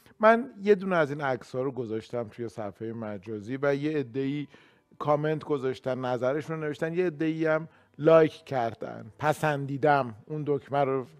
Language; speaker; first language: Persian; native; Persian